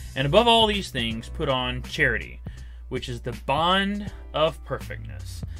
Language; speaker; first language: English; native; English